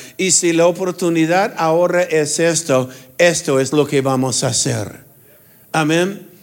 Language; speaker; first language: Spanish; non-native, fluent; English